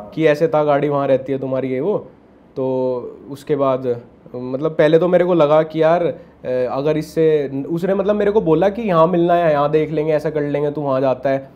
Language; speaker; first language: Hindi; native; Hindi